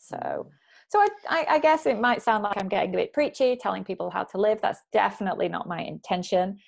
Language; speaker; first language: English; native; English